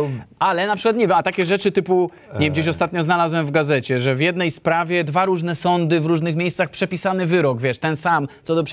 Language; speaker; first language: Polish; native; Polish